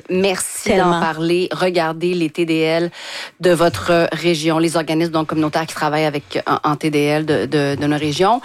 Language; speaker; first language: French; native; French